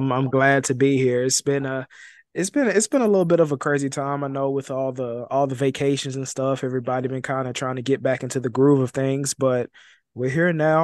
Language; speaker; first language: English; native; English